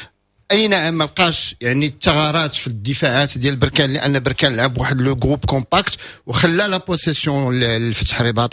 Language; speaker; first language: Arabic; native; Arabic